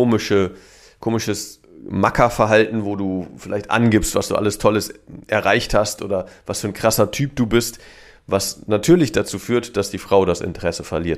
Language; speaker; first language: German; native; German